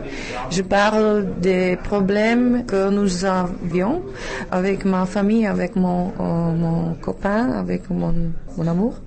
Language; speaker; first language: French; non-native, learner; Czech